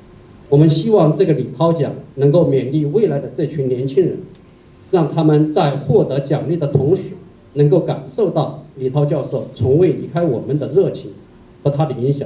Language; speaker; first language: Chinese; native; Chinese